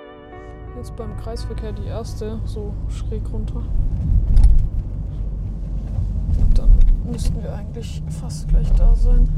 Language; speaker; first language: German; native; German